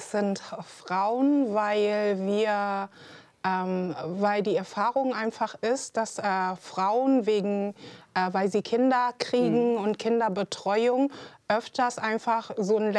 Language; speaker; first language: German; early bilingual, other home language; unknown